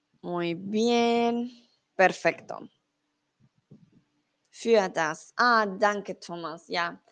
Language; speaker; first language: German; non-native, fluent; Spanish